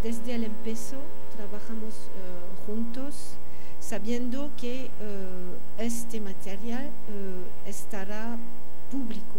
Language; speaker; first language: Spanish; non-native, fluent; French